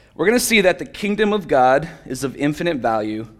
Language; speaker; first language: English; native; English